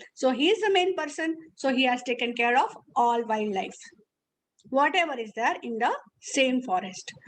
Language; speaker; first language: English; non-native, local second language; Marathi